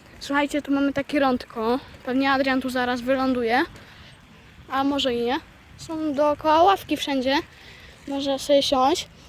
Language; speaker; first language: Polish; native; Polish